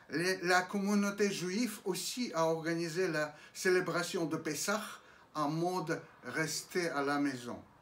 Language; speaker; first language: French; non-native, fluent; Russian